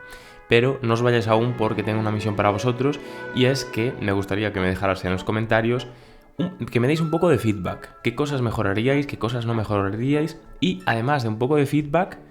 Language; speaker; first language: Spanish; native; Spanish